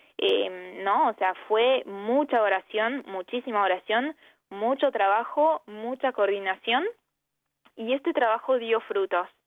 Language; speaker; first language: Spanish; early bilingual, heritage; Spanish